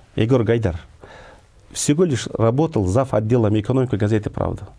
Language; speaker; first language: Russian; non-native, local second language; Kyrgyz